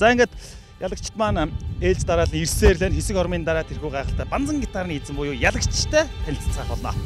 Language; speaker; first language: Mongolian; native; Mongolian